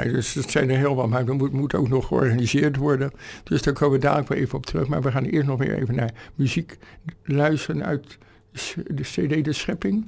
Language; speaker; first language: Dutch; native; Dutch